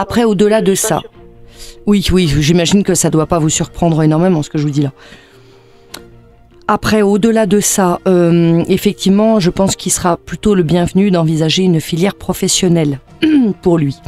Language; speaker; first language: French; native; French